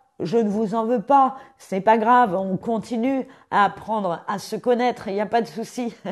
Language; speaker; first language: French; native; French